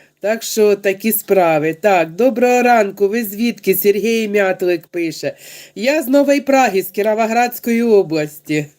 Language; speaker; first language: Ukrainian; non-native, local second language; Russian